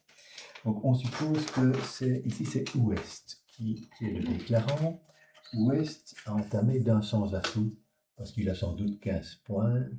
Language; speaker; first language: French; native; French